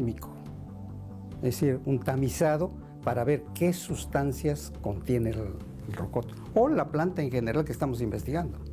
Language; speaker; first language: Spanish; native; Spanish